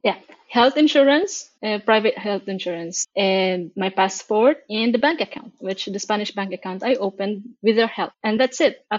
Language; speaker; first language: English; non-native, local second language; Filipino